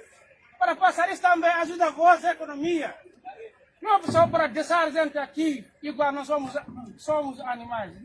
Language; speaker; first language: Portuguese; non-native, learner; Haitian Creole